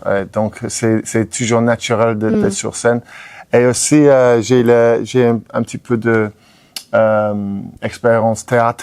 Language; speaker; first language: French; non-native, fluent; English